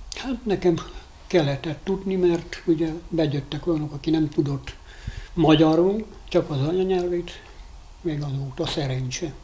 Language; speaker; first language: Hungarian; non-native, local second language; Rusyn